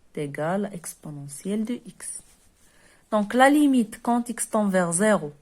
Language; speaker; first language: French; non-native, local second language; Arabic